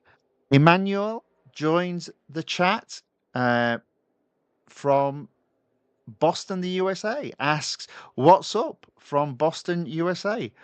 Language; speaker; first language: English; native; English